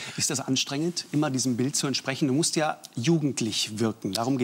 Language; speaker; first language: German; native; German